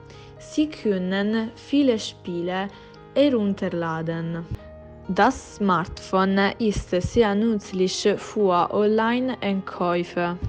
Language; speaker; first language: German; non-native, learner; Italian